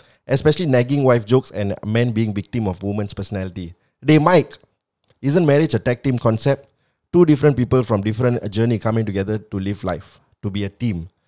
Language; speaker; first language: English; non-native, local second language; Tamil